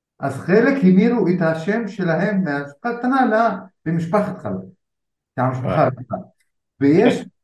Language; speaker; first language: Hebrew; non-native, local second language; Arabic